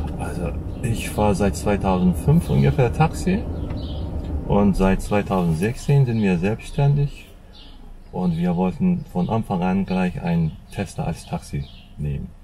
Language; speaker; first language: German; non-native, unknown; Turkish